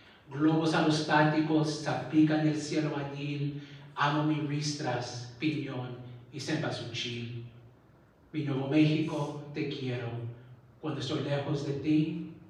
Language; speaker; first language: Spanish; early bilingual, heritage; Spanish